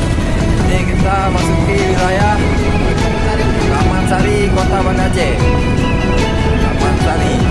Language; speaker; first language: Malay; non-native, local second language; Achinese